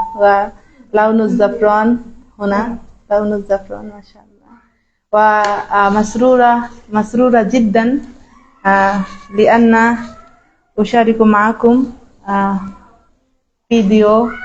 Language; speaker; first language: Arabic; non-native, learner; Bangla